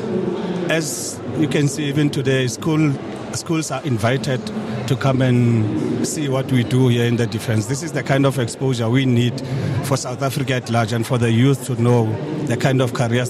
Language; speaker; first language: English; non-native, local second language; Northern Sotho